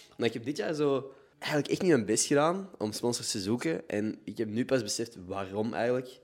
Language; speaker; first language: Dutch; native; Dutch